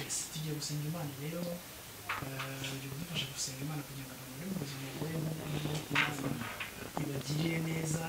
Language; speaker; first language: Kinyarwanda; native; Kinyarwanda